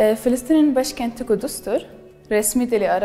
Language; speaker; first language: Turkish; non-native, fluent; Arabic